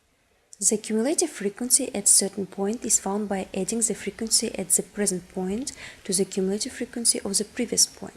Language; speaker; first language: English; non-native, fluent; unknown